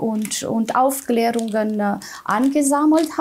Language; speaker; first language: German; non-native, fluent; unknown